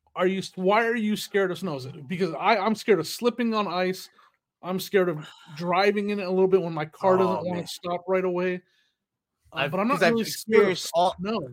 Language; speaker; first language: English; native; English